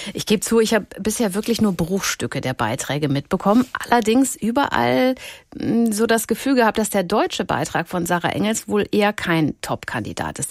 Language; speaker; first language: German; native; German